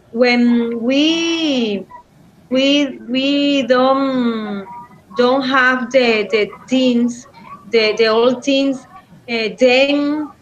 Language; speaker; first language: English; non-native, learner; Spanish